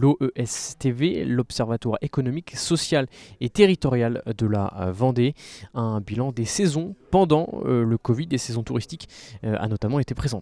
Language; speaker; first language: French; native; French